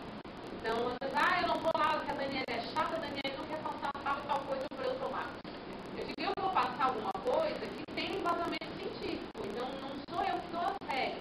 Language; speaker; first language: Portuguese; native; Portuguese